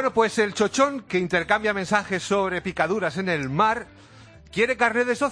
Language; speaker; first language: Spanish; native; Spanish